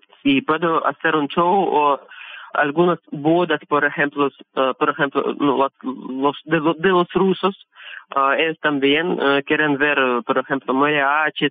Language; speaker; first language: Spanish; non-native, learner; Russian